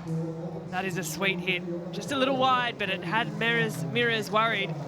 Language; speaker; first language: English; native; English